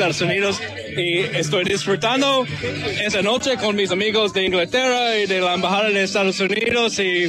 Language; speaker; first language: Spanish; non-native, fluent; English